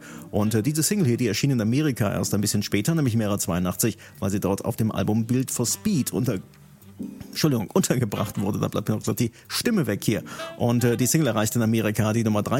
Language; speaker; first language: German; native; German